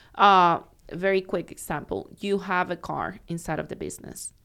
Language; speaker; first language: English; non-native, fluent; Spanish